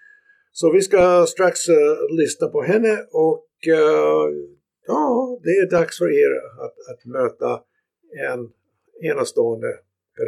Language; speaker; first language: Swedish; non-native, fluent; English